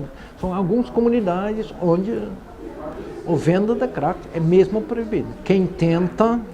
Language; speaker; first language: Portuguese; non-native, fluent; Dutch